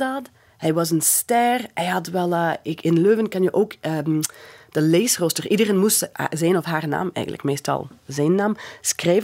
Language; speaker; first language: Dutch; non-native, fluent; English